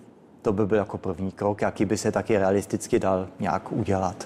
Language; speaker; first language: Czech; early bilingual, heritage; Czech